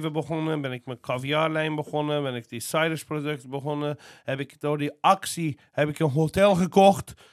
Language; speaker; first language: Dutch; non-native, fluent; Azerbaijani